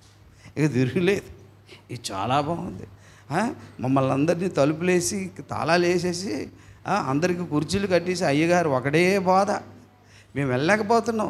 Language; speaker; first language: Telugu; native; Telugu